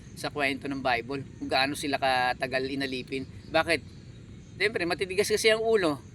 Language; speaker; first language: Filipino; native; Filipino